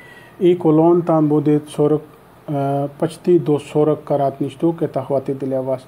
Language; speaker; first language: Russian; non-native, learner; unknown